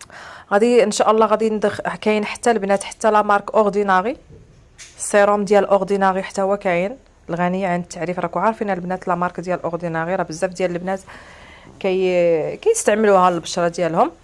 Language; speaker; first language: Arabic; native; Arabic